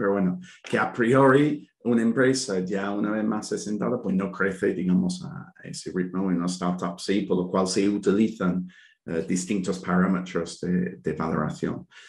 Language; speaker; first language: Spanish; non-native, fluent; English